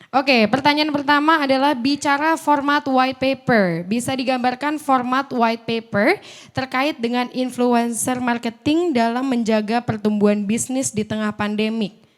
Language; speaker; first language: Indonesian; native; Indonesian